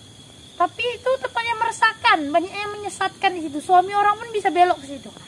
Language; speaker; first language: Indonesian; native; Indonesian